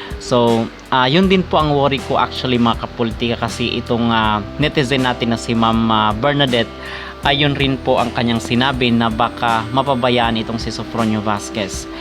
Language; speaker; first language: Filipino; native; Filipino